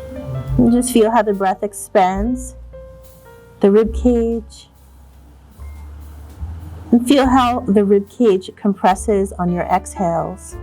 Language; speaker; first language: English; native; English